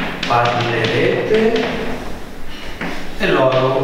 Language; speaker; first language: Italian; native; Italian